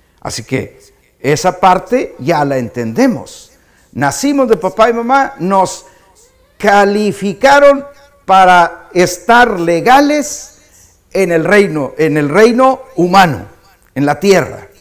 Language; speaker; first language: Spanish; native; Spanish